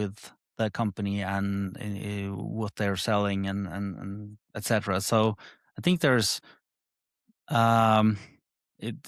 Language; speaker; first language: English; non-native, fluent; Norwegian